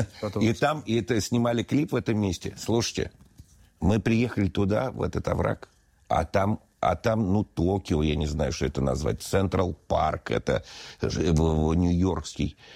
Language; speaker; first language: Russian; native; Russian